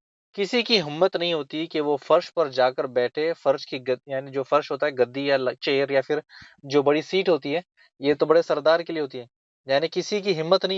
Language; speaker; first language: Urdu; native; Urdu